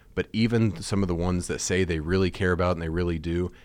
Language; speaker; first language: English; native; English